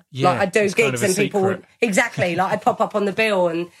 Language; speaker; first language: English; native; English